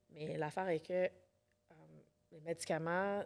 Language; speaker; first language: French; non-native, local second language; English